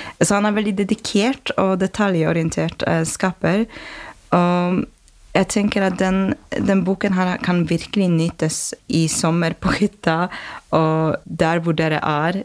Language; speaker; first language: Norwegian; non-native, fluent; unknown